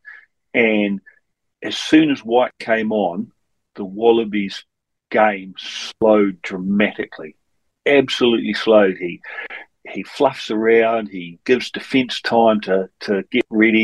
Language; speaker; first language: English; native; English